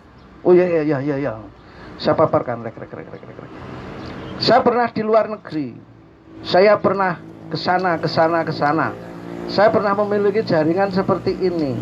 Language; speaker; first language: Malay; non-native, local second language; Javanese